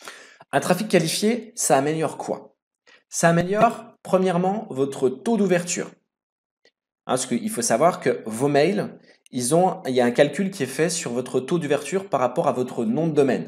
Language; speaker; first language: French; native; French